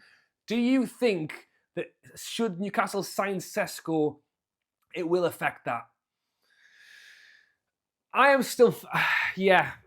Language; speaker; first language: English; native; English